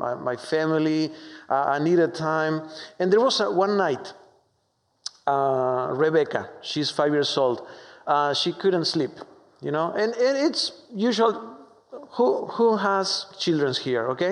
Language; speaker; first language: English; non-native, fluent; Spanish